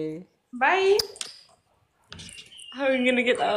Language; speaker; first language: English; non-native, fluent; German